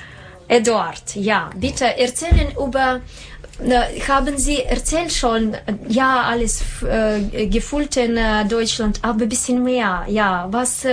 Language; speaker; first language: German; non-native, learner; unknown